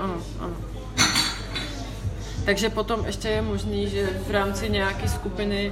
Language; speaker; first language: Czech; early bilingual, heritage; Czech